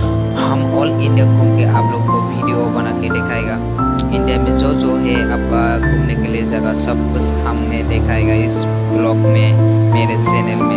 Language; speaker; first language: Hindi; non-native, local second language; Assamese